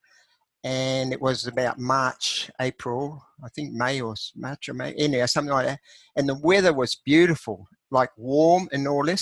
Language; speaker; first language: English; native; English